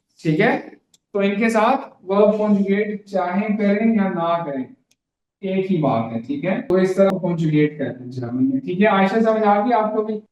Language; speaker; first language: Urdu; native; Urdu